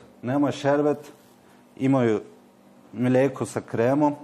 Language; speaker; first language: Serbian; non-native, learner; Turkish